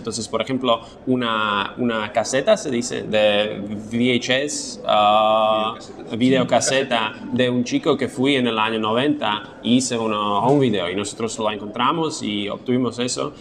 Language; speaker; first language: Spanish; non-native, fluent; Slovak